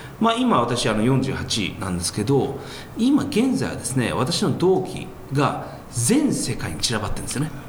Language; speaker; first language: Japanese; early bilingual, heritage; Japanese